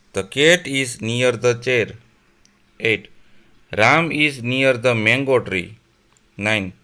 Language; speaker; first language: English; non-native, local second language; Gujarati